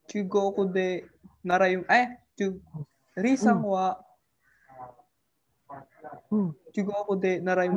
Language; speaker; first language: Japanese; non-native, learner; Filipino